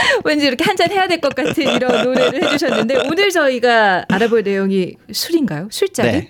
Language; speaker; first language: Korean; native; Korean